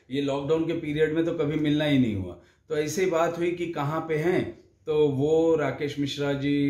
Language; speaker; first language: Hindi; native; Hindi